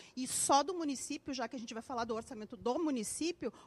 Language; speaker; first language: Portuguese; native; Portuguese